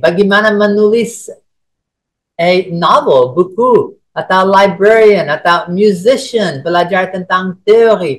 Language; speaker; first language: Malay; non-native, fluent; English